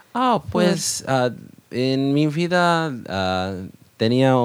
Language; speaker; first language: Spanish; non-native, learner; English